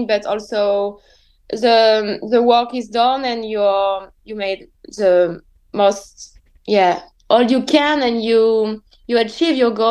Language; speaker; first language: English; non-native, fluent; French